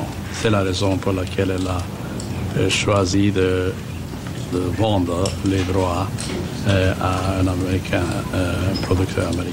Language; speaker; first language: French; non-native, fluent; German